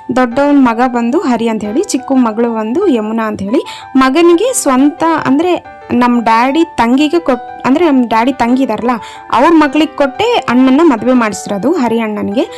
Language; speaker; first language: Kannada; non-native, local second language; Telugu